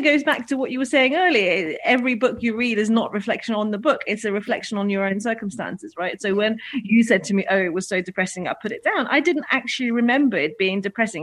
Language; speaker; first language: English; non-native, fluent; Russian